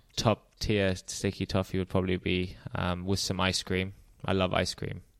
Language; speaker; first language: English; native; English